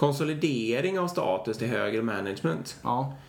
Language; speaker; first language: Swedish; native; Swedish